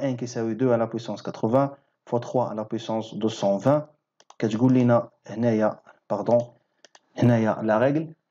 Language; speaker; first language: French; non-native, local second language; Arabic